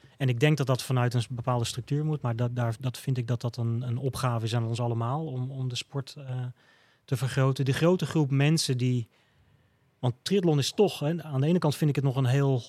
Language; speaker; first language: Dutch; native; Dutch